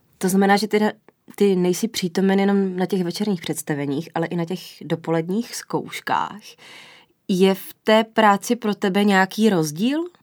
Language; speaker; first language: Czech; native; Czech